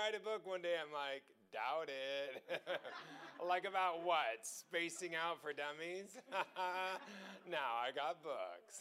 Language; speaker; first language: English; native; English